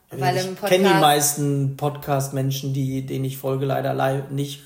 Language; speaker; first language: German; native; German